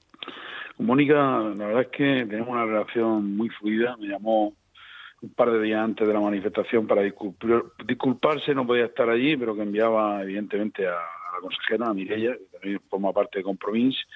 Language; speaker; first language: Spanish; native; Spanish